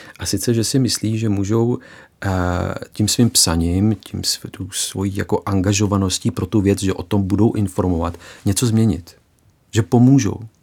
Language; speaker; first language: Czech; early bilingual, heritage; Czech